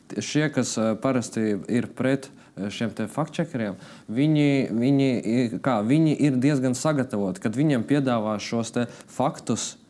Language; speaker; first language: Latvian; non-native, local second language; Russian